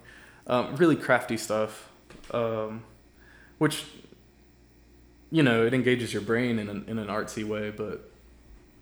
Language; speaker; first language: English; native; English